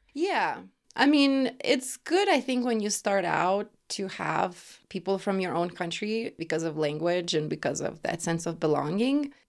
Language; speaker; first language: English; non-native, fluent; Lithuanian